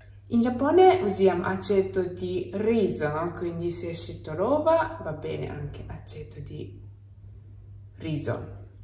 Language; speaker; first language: Italian; non-native, learner; Japanese